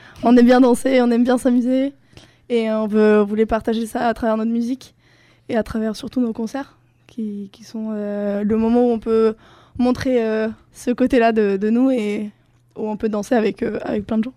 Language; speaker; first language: French; non-native, fluent; Spanish